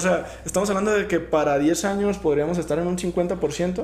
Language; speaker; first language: Spanish; native; Spanish